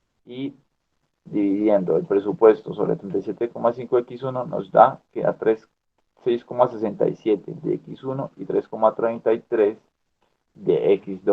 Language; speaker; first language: Spanish; native; Spanish